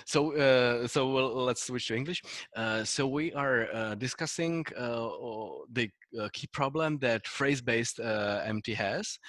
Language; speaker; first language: English; non-native, fluent; Czech